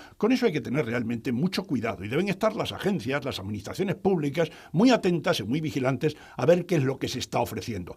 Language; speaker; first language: Spanish; native; Spanish